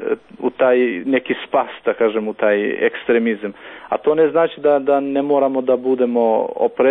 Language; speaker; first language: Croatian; non-native, local second language; Albanian